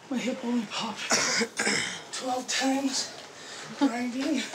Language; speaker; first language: English; native; English